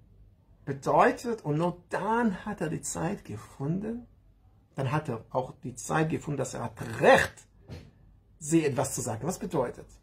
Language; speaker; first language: German; non-native, learner; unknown